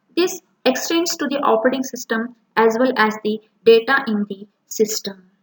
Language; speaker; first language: English; non-native, local second language; Kannada